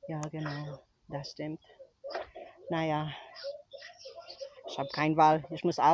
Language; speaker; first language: German; non-native, learner; Cebuano